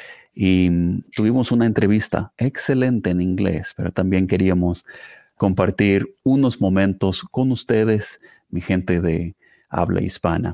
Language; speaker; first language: Spanish; non-native, fluent; English